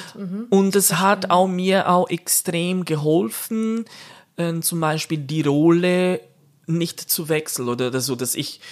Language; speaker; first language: German; non-native, fluent; Portuguese